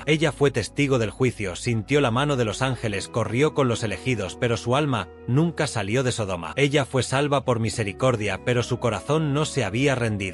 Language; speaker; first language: Spanish; native; Spanish